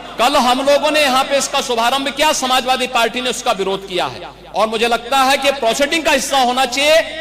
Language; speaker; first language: Hindi; native; Hindi